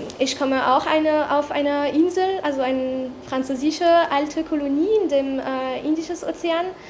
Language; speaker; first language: German; non-native, fluent; French